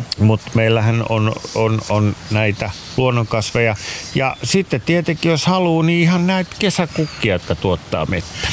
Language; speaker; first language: Finnish; native; Finnish